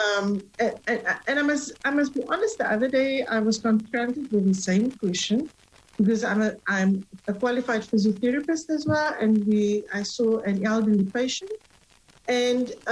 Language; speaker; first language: English; non-native, local second language; Afrikaans